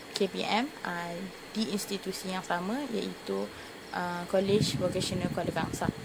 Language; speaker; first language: Malay; native; Malay